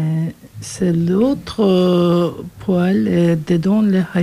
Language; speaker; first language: French; non-native, learner; Turkish